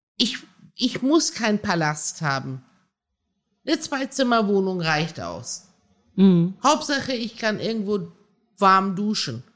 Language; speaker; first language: German; early bilingual, other home language; Persian